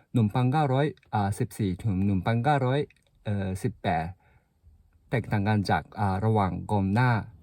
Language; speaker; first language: Thai; non-native, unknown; Japanese